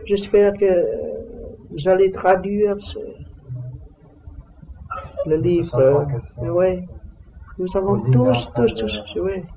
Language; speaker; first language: French; non-native, learner; Vietnamese